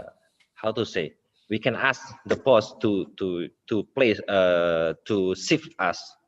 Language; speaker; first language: English; non-native, local second language; Indonesian